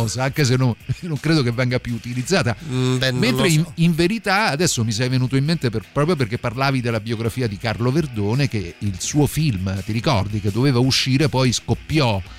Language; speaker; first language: Italian; native; Italian